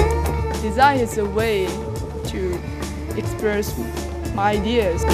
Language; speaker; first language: English; non-native, learner; Chinese